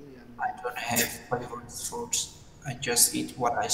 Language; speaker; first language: English; non-native, learner; Vietnamese